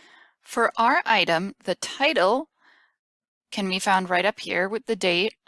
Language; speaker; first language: English; native; English